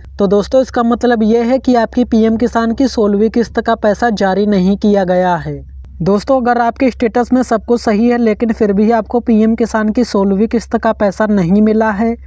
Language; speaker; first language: Hindi; non-native, local second language; Marathi